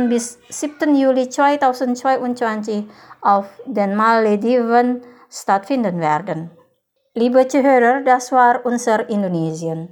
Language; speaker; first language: German; non-native, fluent; Indonesian